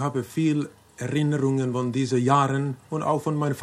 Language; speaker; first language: German; non-native, learner; Finnish